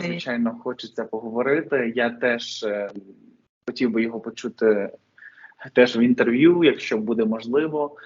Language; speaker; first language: Ukrainian; native; Ukrainian